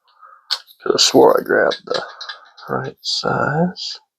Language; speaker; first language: English; native; English